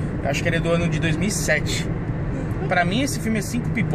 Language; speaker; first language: Portuguese; native; Portuguese